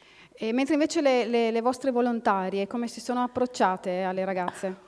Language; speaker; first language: Italian; native; Italian